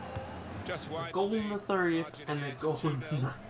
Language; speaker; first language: English; native; English